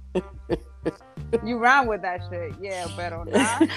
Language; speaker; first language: English; early bilingual, other home language; Spanish